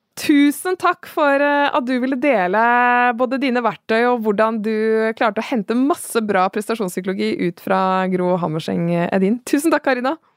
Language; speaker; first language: Norwegian; native; Norwegian